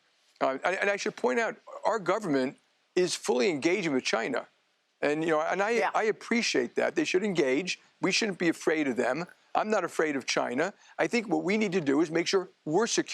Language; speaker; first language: English; native; English